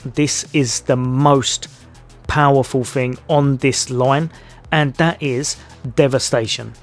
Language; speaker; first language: English; native; English